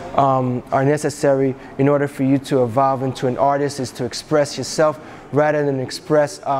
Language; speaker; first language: English; native; English